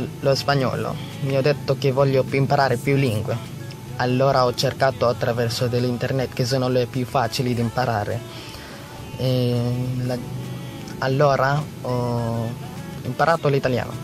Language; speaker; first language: Italian; non-native, learner; Filipino